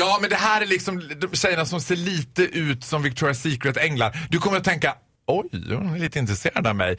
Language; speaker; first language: Swedish; native; Swedish